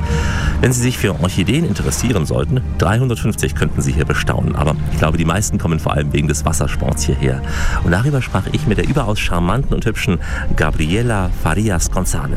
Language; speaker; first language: German; native; German